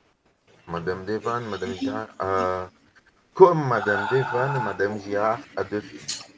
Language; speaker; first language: French; non-native, learner; Portuguese